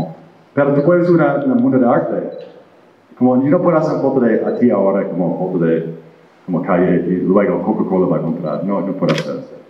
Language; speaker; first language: Spanish; non-native, fluent; English